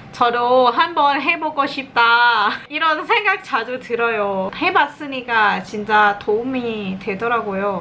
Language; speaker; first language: Korean; non-native, learner; Thai